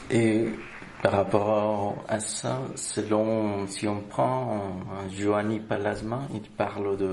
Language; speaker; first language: French; non-native, fluent; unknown